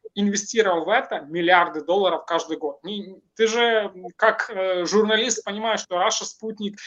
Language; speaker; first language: Russian; non-native, local second language; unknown